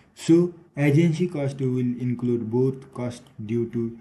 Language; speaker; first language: English; non-native, local second language; Nepali